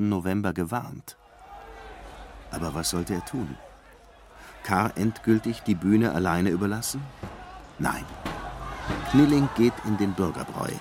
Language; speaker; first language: German; native; German